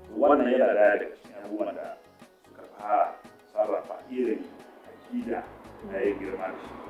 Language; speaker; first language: Hausa; non-native, local second language; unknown